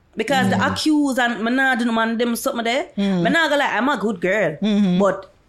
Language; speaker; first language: English; non-native, local second language; Jamaican Creole English